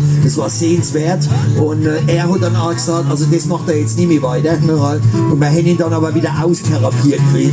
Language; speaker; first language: German; native; German